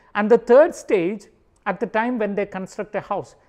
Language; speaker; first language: English; non-native, local second language; Malayalam